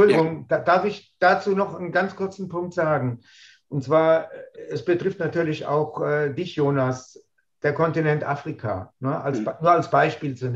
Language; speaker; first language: German; native; German